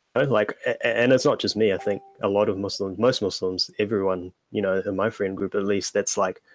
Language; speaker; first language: English; native; English